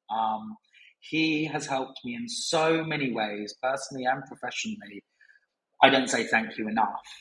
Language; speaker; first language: English; native; English